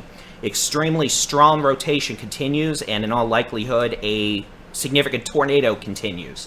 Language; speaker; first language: English; native; English